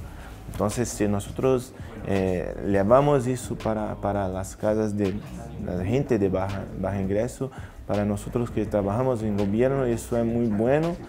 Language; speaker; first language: Spanish; non-native, learner; Portuguese